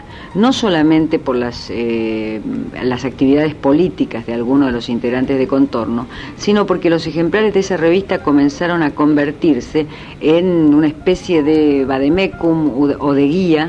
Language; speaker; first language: Spanish; native; Spanish